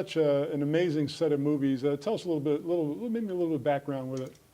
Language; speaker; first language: English; native; English